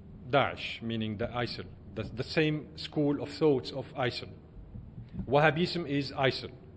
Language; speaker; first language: English; non-native, fluent; Arabic